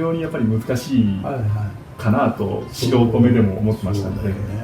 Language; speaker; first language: Japanese; native; Japanese